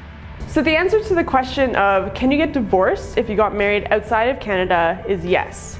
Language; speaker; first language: English; native; English